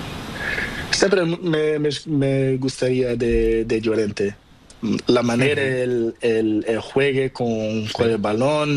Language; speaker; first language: Spanish; non-native, learner; Portuguese